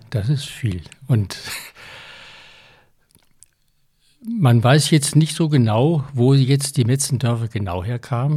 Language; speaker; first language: German; native; German